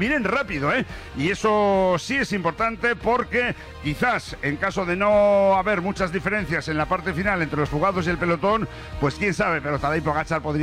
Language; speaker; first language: Spanish; native; Spanish